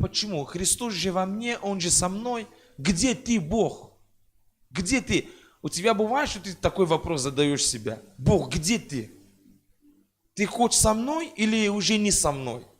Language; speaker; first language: Russian; non-native, fluent; French